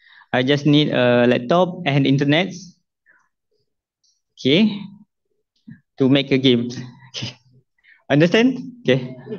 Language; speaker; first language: English; non-native, local second language; Malay